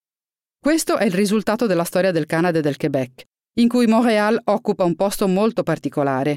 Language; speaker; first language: Italian; native; Italian